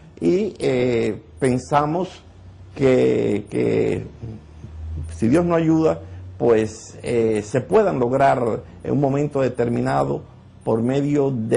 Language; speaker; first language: Spanish; native; Spanish